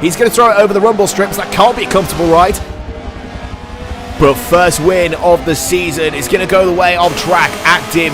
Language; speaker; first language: English; native; English